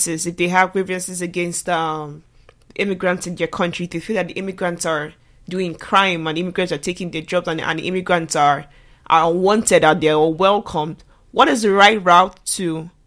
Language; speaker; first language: English; non-native, local second language; Igbo